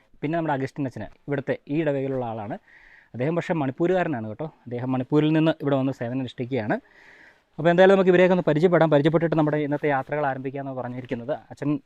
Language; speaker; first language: Malayalam; native; Malayalam